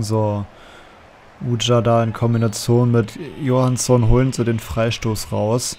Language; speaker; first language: German; native; German